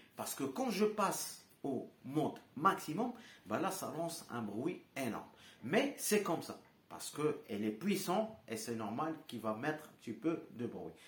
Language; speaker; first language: French; non-native, local second language; Arabic